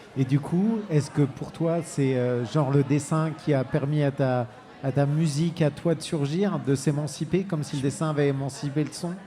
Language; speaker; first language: French; native; French